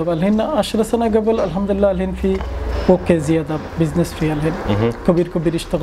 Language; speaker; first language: Arabic; non-native, learner; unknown